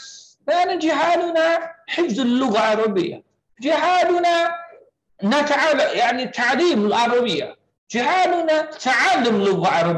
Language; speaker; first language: Arabic; non-native, fluent; Indonesian